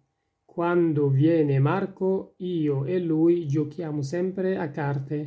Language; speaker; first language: Italian; non-native, fluent; Persian